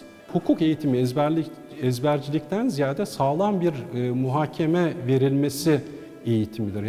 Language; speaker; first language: Turkish; native; Turkish